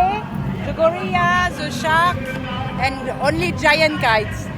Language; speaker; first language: English; non-native, learner; French